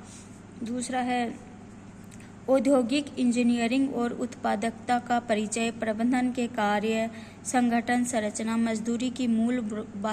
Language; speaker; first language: Hindi; native; Hindi